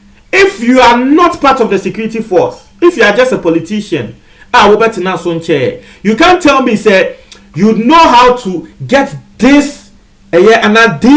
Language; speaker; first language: English; non-native, local second language; Akan